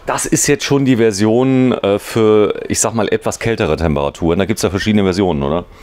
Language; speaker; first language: German; native; German